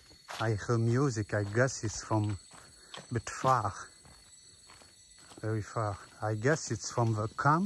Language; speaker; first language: English; non-native, learner; French